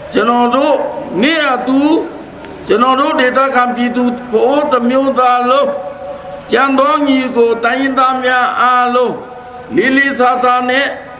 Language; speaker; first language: Burmese; non-native, local second language; Pa'o Karen